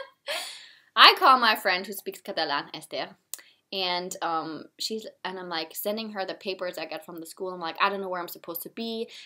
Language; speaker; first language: English; non-native, fluent; German